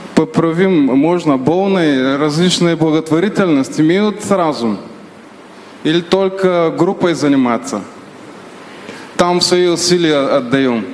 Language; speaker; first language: Russian; non-native, learner; Bulgarian